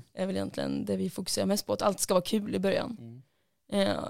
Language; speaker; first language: Swedish; native; Swedish